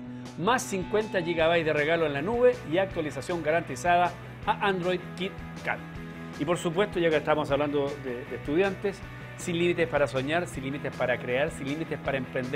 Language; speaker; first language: Spanish; native; Spanish